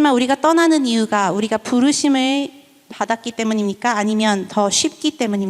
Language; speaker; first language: Korean; native; Korean